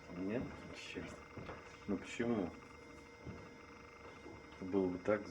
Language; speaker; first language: Russian; native; Russian